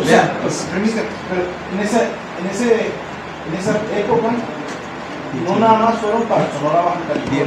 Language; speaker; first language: Spanish; native; Spanish